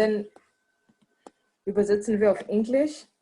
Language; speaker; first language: German; non-native, learner; English